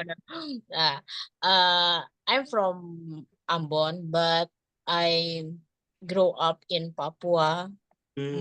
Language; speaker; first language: English; non-native, learner; Indonesian